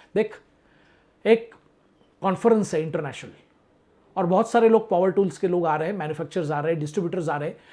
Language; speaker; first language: Hindi; non-native, local second language; Marathi